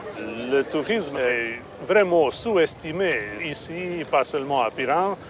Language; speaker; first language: French; non-native, fluent; Slovenian